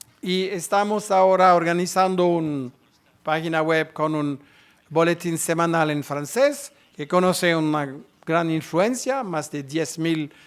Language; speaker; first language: Spanish; non-native, fluent; French